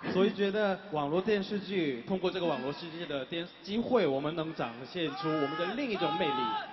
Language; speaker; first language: Chinese; non-native, fluent; Korean